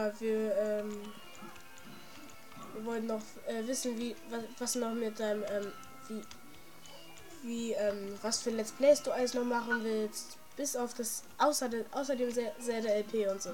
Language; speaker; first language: German; native; German